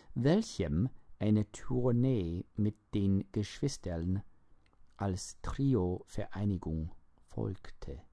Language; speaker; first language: German; non-native, fluent; English